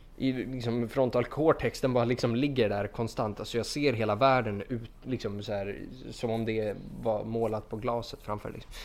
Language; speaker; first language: Swedish; native; Swedish